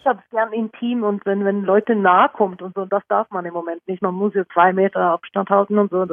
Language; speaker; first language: German; non-native, fluent; Norwegian